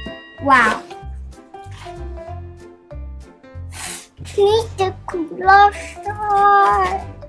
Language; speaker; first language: Japanese; early bilingual, heritage; Japanese